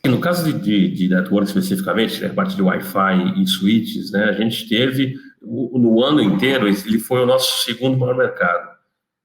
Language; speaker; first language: Portuguese; native; Portuguese